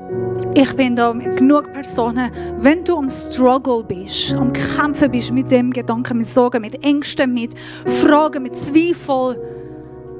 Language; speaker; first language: German; non-native, fluent; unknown